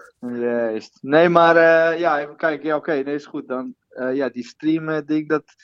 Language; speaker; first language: Dutch; native; Dutch